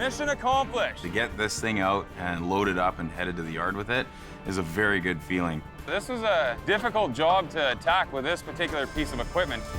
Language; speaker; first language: English; native; English